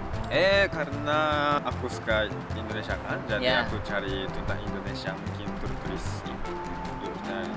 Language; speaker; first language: Indonesian; non-native, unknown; Japanese